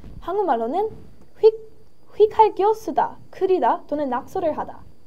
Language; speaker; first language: Korean; native; Korean